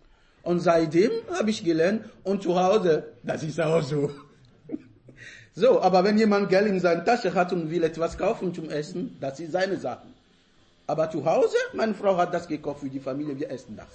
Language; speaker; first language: German; non-native, fluent; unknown